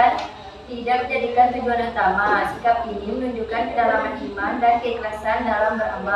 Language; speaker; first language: Indonesian; native; Indonesian